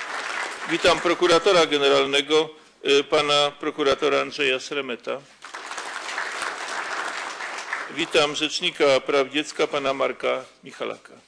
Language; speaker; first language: Polish; native; Polish